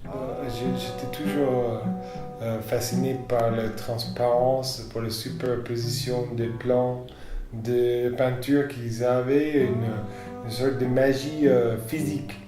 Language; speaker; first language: French; non-native, fluent; English